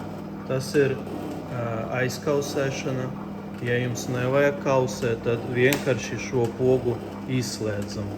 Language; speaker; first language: Latvian; non-native, local second language; Russian